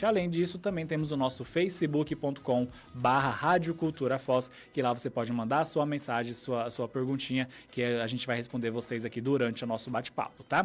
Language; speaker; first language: Portuguese; native; Portuguese